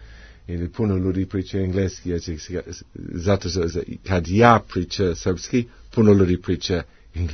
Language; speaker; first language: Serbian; non-native, learner; English